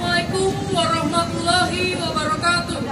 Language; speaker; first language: Indonesian; native; Indonesian